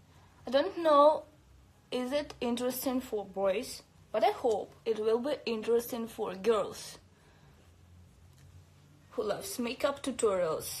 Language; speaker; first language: English; non-native, learner; Russian